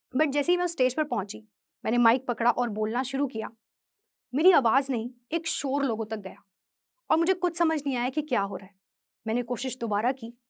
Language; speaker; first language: Hindi; native; Hindi